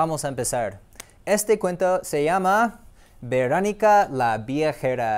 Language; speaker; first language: Spanish; non-native, fluent; English